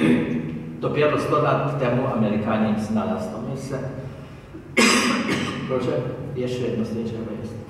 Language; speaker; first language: Polish; non-native, learner; German